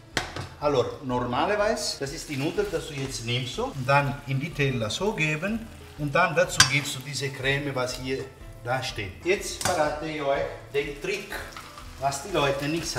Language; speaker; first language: German; non-native, fluent; Italian